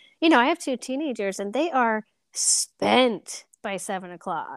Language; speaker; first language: English; native; English